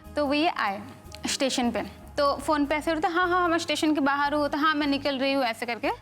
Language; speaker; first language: Hindi; non-native, local second language; Bangla